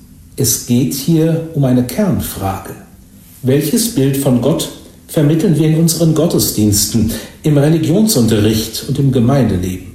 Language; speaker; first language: German; native; German